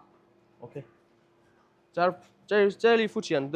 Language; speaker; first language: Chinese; non-native, learner; Bangla